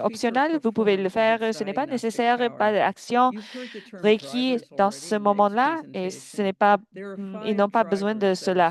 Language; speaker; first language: French; non-native, fluent; English